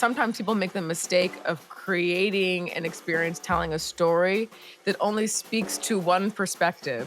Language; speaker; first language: English; native; English